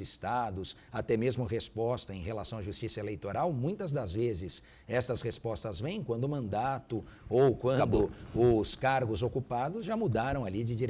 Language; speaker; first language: Portuguese; native; Portuguese